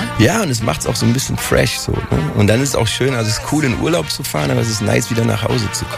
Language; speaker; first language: German; native; German